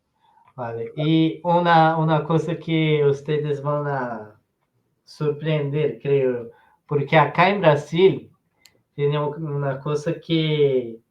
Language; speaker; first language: Spanish; non-native, learner; Portuguese